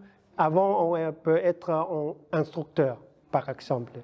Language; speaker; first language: French; non-native, learner; Vietnamese